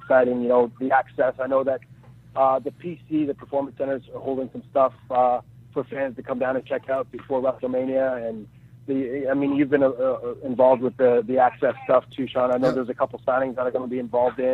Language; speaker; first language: English; native; English